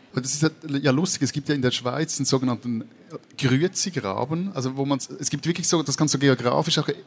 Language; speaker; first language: German; native; German